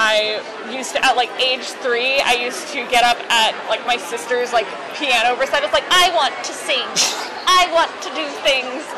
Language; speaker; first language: English; native; English